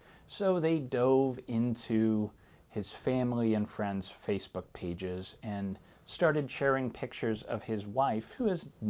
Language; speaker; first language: English; native; English